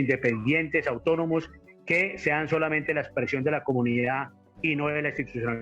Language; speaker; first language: Spanish; native; Spanish